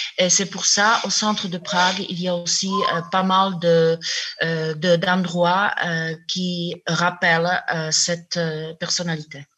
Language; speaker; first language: French; non-native, fluent; Czech